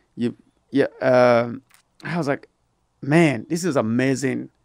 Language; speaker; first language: English; non-native, fluent; Rundi